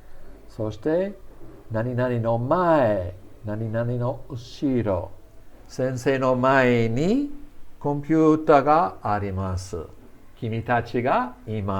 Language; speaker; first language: Japanese; non-native, fluent; English